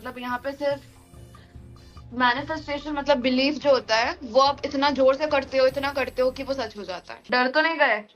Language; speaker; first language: Hindi; non-native, local second language; Bangla